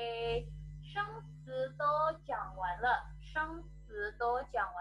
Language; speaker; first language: Chinese; non-native, fluent; Indonesian